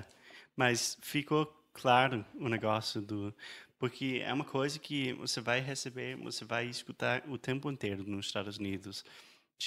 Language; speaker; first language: Portuguese; non-native, fluent; English